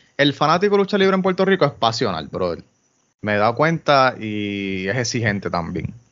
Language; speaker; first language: Spanish; native; Spanish